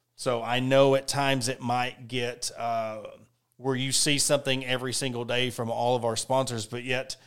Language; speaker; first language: English; native; English